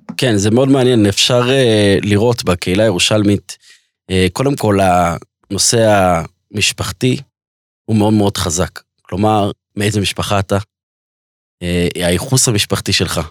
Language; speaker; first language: Hebrew; native; Hebrew